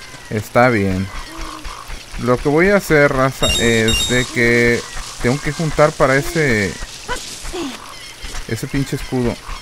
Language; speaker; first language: Spanish; native; Spanish